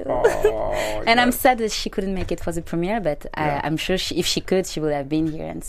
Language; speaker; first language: English; non-native, fluent; French